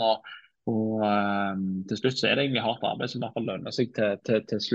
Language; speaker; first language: Norwegian; native; Norwegian